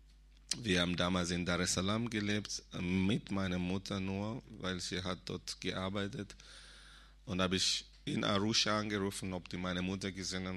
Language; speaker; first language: German; non-native, fluent; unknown